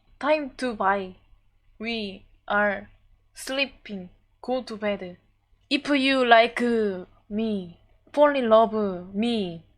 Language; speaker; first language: English; non-native, learner; Korean